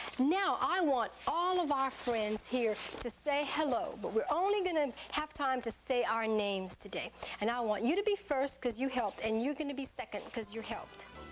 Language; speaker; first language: English; native; English